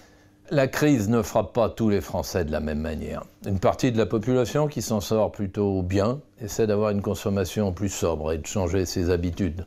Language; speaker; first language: French; native; French